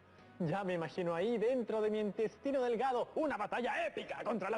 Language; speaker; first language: Spanish; native; Spanish